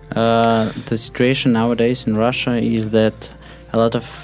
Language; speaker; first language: English; non-native, fluent; Russian